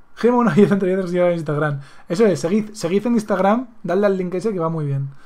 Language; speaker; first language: Spanish; native; Spanish